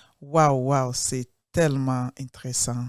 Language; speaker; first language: French; non-native, learner; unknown